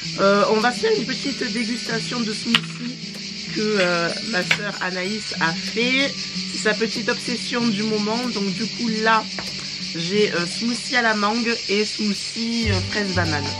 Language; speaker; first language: French; native; French